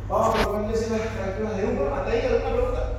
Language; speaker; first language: Spanish; native; Spanish